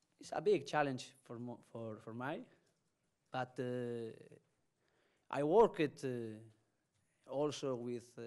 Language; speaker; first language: English; non-native, learner; Spanish